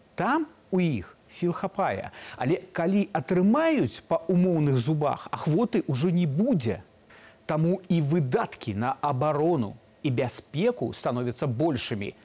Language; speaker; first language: Belarusian; native; Belarusian